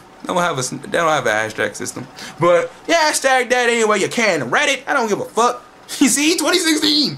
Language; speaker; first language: English; native; English